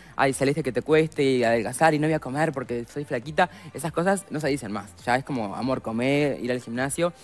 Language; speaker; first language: Spanish; native; Spanish